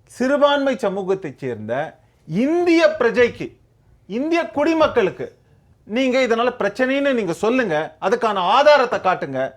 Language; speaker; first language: Tamil; native; Tamil